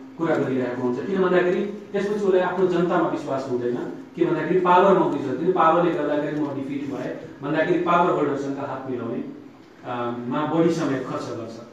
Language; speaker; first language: Nepali; non-native, local second language; Maithili